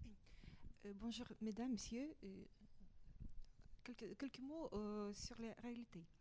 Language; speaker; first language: French; non-native, fluent; Russian